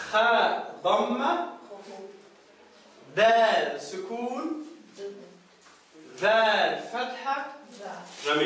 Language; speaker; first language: Arabic; non-native, fluent; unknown